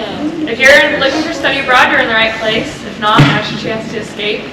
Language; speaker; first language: English; native; English